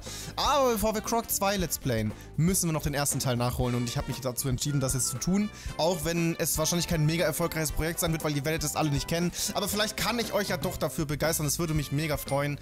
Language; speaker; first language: German; native; German